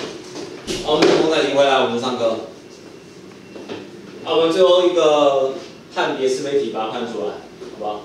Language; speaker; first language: Chinese; native; Chinese